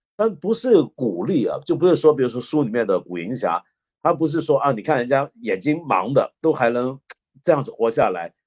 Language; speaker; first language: Chinese; non-native, local second language; Cantonese